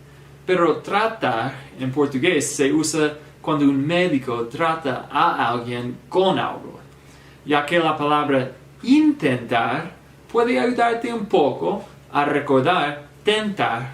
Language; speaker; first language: Spanish; non-native, fluent; English